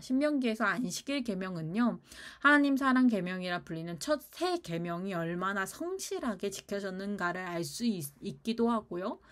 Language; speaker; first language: Korean; native; Korean